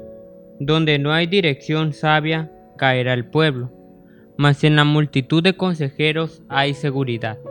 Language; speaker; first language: Spanish; native; Spanish